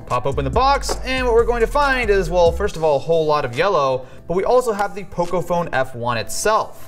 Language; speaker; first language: English; native; English